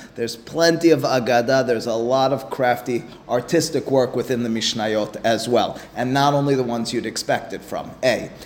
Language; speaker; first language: English; native; English